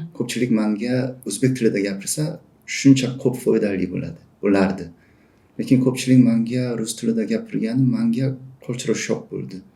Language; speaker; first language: Uzbek; non-native, fluent; Korean